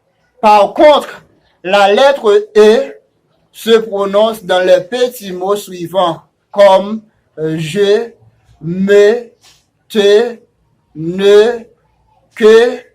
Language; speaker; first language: French; non-native, fluent; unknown